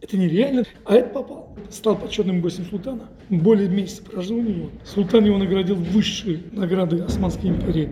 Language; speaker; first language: Russian; non-native, local second language; Tatar